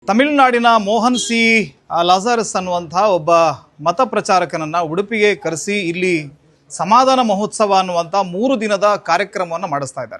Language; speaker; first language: Kannada; native; Kannada